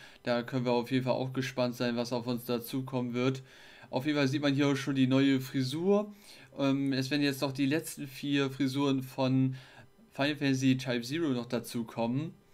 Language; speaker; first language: German; native; German